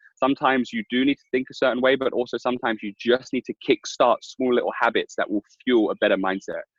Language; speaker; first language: English; native; English